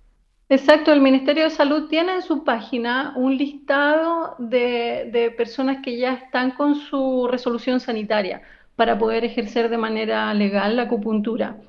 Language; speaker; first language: Spanish; native; Spanish